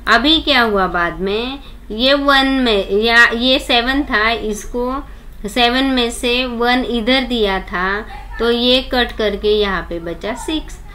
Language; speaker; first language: Hindi; non-native, local second language; Marathi